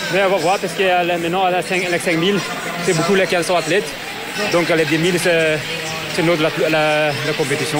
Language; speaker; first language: French; non-native, learner; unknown